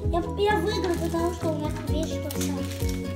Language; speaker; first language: Russian; early bilingual, heritage; Russian